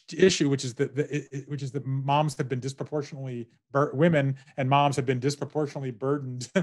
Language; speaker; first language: English; native; English